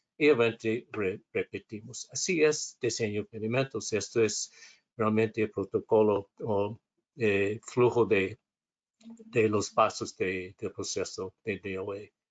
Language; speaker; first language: Spanish; non-native, learner; English